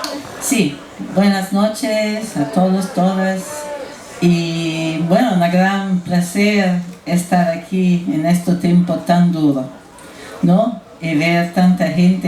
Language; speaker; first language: Spanish; non-native, fluent; Italian